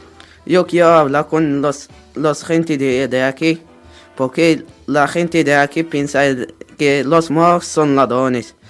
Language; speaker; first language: Spanish; non-native, learner; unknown